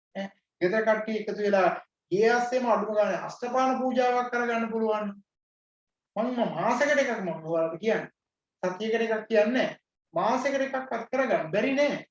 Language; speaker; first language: Sinhala; native; Sinhala